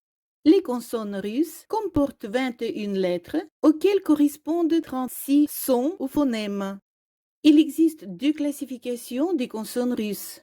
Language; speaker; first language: French; non-native, fluent; Russian